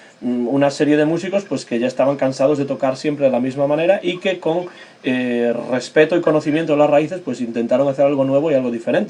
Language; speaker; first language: Spanish; native; Spanish